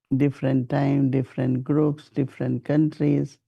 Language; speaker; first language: English; non-native, local second language; Hindi